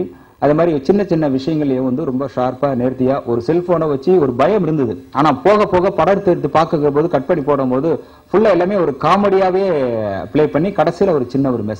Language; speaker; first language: Tamil; native; Tamil